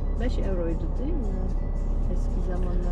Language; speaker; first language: Turkish; non-native, learner; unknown